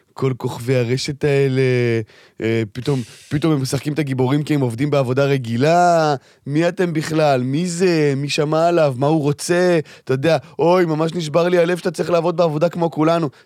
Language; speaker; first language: Hebrew; early bilingual, other home language; Arabic